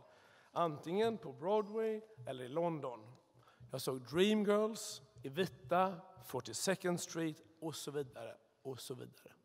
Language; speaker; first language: Swedish; native; Swedish